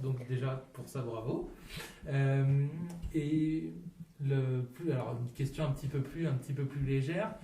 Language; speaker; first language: French; native; French